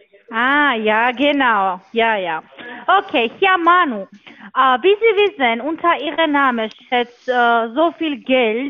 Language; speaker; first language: German; non-native, learner; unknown